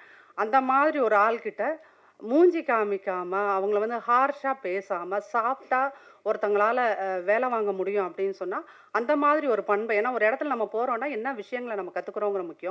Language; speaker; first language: Tamil; native; Tamil